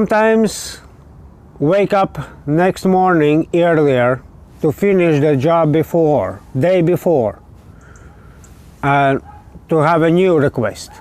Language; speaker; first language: English; non-native, learner; Latvian